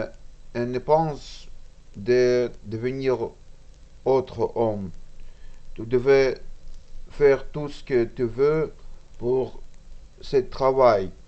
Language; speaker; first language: French; non-native, learner; Russian